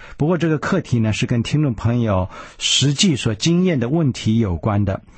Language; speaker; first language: Chinese; early bilingual, heritage; Chinese